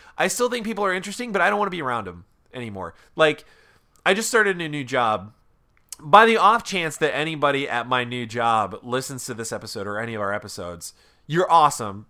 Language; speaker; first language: English; native; English